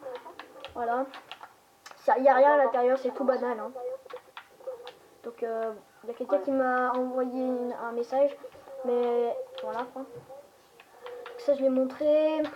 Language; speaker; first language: French; native; French